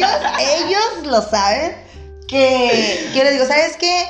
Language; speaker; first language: Spanish; native; Spanish